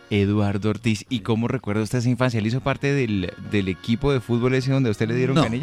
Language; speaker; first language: Spanish; native; Spanish